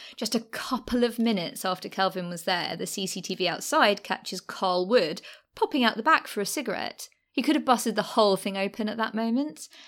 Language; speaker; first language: English; native; English